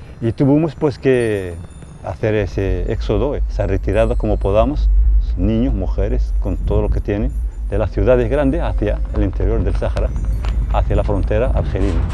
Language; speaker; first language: Spanish; non-native, fluent; Arabic